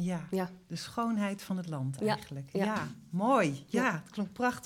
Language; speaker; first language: Dutch; native; Dutch